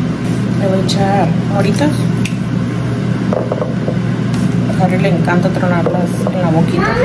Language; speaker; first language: Spanish; native; Spanish